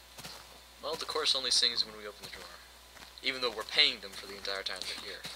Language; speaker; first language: English; native; English